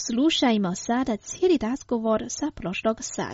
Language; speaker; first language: Croatian; non-native, fluent; Chinese